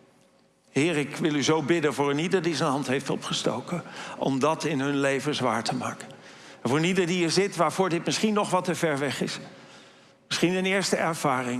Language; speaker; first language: Dutch; native; Dutch